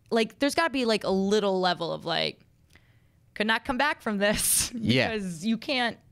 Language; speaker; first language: English; native; English